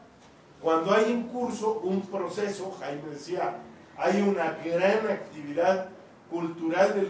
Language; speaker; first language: Spanish; native; Spanish